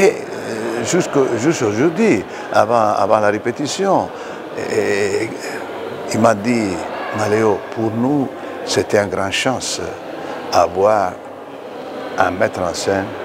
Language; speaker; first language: French; non-native, fluent; Italian